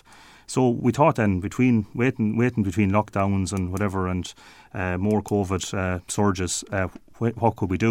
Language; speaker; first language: English; native; English